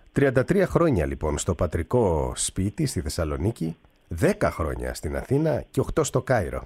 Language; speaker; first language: Greek; native; Greek